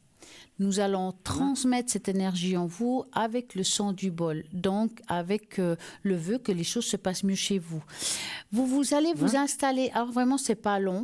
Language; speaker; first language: French; native; French